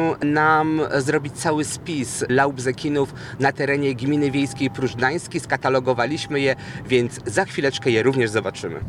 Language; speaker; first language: Polish; native; Polish